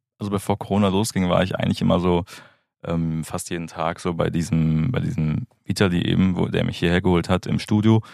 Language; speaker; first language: German; native; German